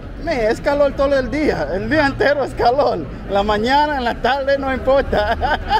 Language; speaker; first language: Spanish; non-native, learner; English